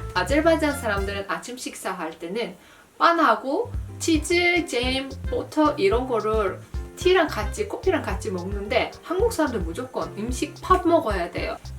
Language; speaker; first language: Korean; non-native, fluent; Azerbaijani